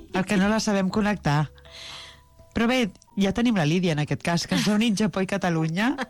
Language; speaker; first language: Catalan; native; Catalan